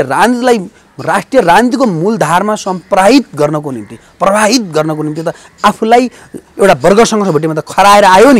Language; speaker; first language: Nepali; native; Nepali